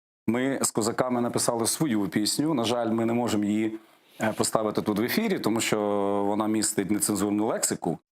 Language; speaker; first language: Ukrainian; native; Ukrainian